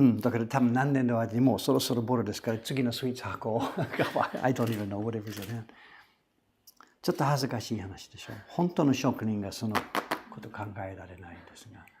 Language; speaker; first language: Japanese; non-native, fluent; English